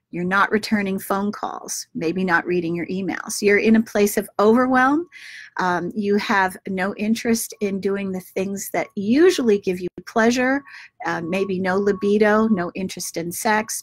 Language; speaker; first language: English; native; English